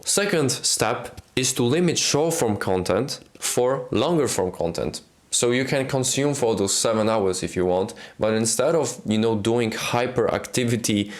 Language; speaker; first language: English; non-native, fluent; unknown